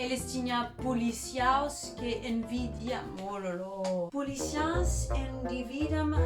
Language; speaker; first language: Portuguese; non-native, learner; Danish